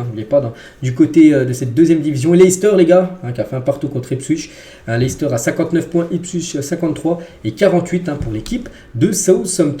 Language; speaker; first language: French; native; French